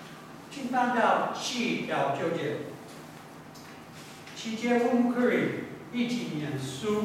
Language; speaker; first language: Chinese; non-native, learner; English